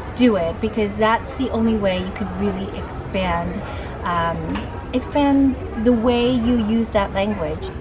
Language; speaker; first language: English; native; English